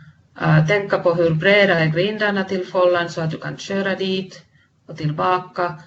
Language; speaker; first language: Swedish; non-native, fluent; Finnish